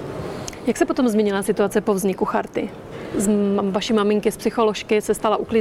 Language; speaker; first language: Czech; native; Czech